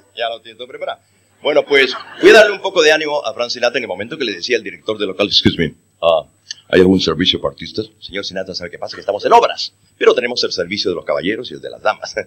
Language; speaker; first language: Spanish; native; Spanish